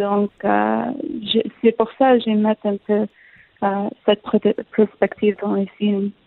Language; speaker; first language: French; non-native, learner; Arabic